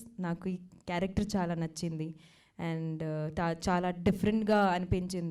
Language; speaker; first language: Telugu; non-native, local second language; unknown